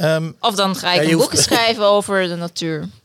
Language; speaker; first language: Dutch; non-native, fluent; Persian